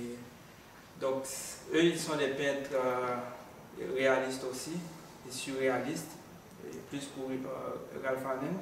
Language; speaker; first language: French; non-native, local second language; Haitian Creole